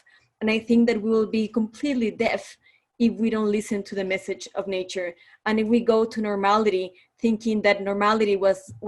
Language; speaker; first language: English; non-native, fluent; Spanish